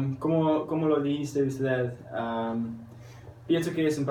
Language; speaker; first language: Spanish; non-native, learner; English